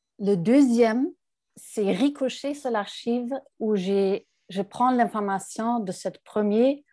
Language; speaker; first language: French; non-native, fluent; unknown